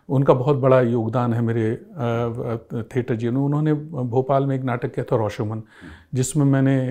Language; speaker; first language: Hindi; native; Hindi